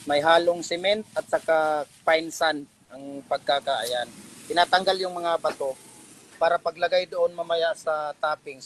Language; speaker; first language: Filipino; native; Filipino